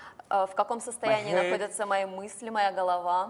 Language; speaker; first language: Russian; native; Russian